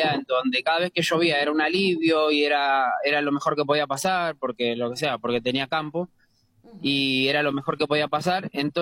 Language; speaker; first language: Spanish; native; Spanish